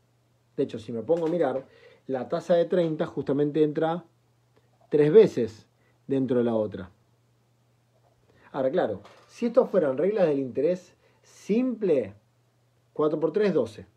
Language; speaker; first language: Spanish; native; Spanish